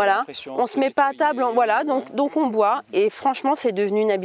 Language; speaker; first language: French; native; French